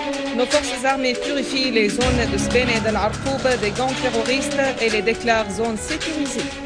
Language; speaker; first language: French; non-native, fluent; Arabic